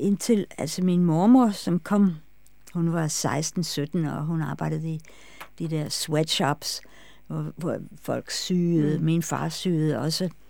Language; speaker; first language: Danish; non-native, fluent; English